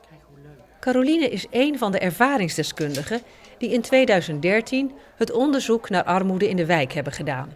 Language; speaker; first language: Dutch; native; Dutch